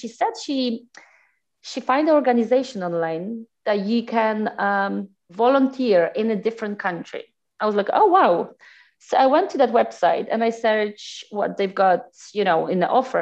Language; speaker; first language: English; non-native, fluent; Polish